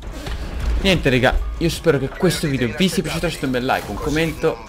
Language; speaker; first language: Italian; native; Italian